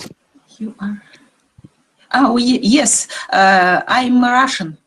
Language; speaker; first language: English; non-native, learner; Russian